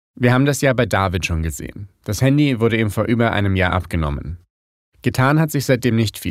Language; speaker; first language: German; native; German